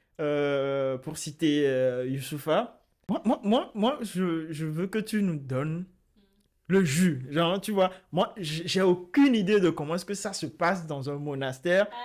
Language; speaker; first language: French; native; French